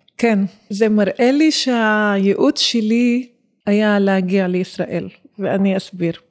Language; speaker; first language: Hebrew; non-native, local second language; Arabic